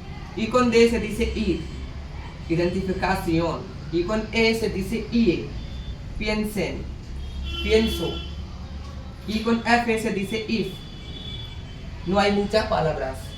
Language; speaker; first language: Spanish; non-native, learner; Hindi